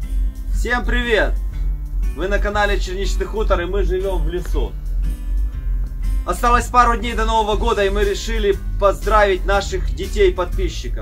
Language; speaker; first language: Russian; native; Russian